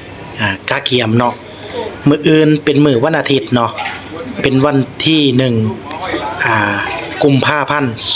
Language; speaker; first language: Thai; non-native, local second language; Lao